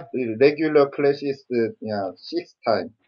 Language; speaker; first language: English; non-native, learner; Korean